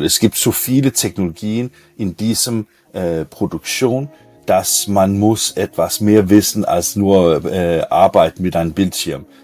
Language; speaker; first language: German; non-native, learner; Danish